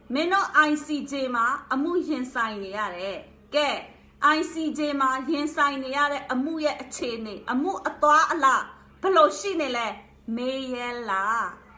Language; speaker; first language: Burmese; non-native, local second language; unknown